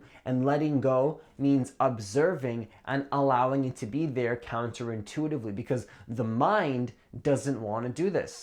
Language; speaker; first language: English; native; English